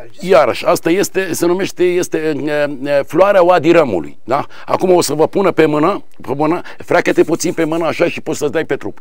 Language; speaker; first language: Romanian; non-native, fluent; Arabic